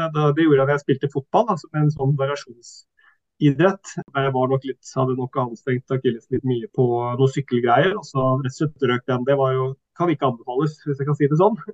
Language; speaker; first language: Norwegian; early bilingual, other home language; Swedish